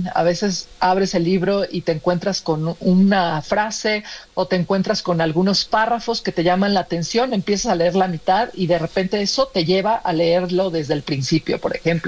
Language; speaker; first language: Spanish; native; Spanish